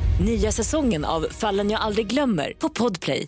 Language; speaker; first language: Swedish; native; Swedish